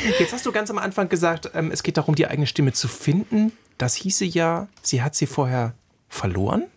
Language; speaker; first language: German; native; German